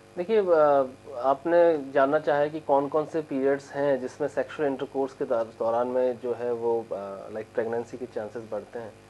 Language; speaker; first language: Hindi; native; Hindi